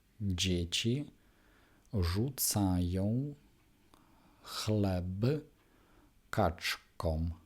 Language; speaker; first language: Polish; non-native, fluent; Ukrainian